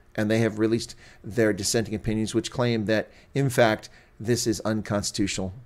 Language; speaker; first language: English; native; English